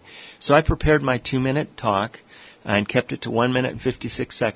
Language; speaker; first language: English; native; English